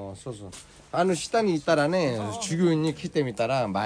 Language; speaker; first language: Japanese; non-native, learner; Korean